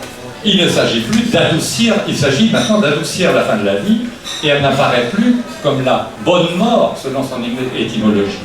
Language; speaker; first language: French; native; French